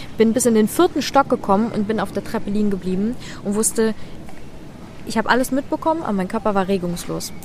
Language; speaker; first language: German; early bilingual, other home language; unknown